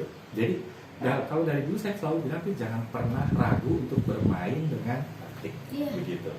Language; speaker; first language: Indonesian; native; Indonesian